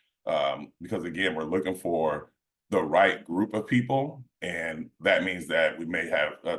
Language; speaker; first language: English; native; English